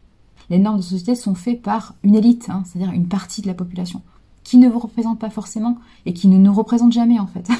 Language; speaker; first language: French; native; French